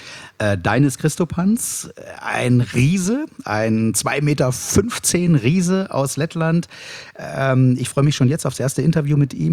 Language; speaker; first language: German; native; German